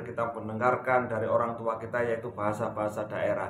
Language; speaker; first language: Indonesian; native; Indonesian